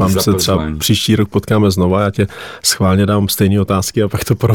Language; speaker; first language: Czech; native; Czech